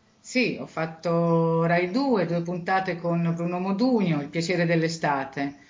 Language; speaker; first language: Italian; native; Italian